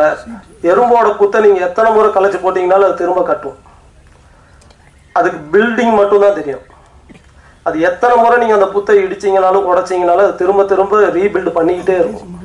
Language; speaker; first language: Tamil; native; Tamil